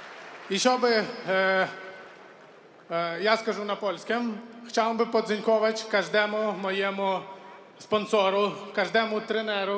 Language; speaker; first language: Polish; non-native, learner; Russian